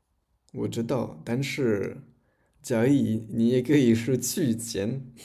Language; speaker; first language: Chinese; non-native, learner; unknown